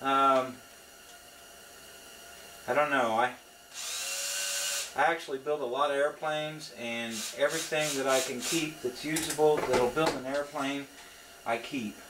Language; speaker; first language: English; native; English